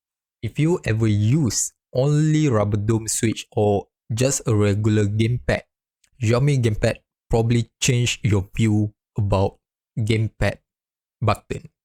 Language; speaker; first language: English; non-native, fluent; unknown